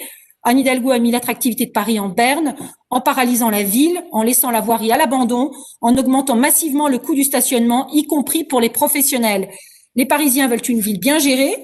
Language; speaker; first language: French; native; French